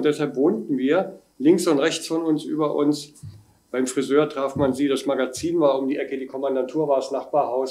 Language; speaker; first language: German; native; German